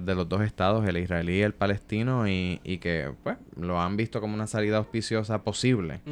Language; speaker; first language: Spanish; native; Spanish